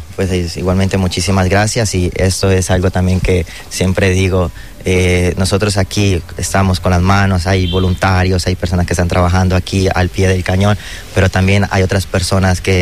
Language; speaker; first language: Spanish; native; Spanish